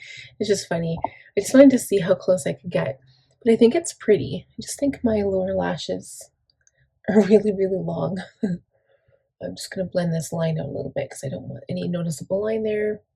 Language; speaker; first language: English; native; English